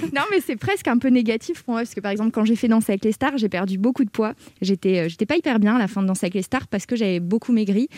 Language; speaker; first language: French; native; French